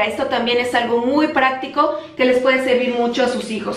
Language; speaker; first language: Spanish; native; Spanish